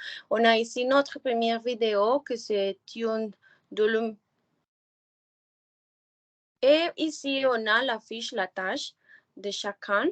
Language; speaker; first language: French; non-native, learner; Spanish